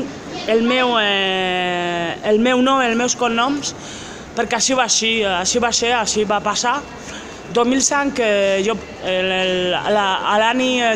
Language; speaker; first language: Catalan; non-native, local second language; Spanish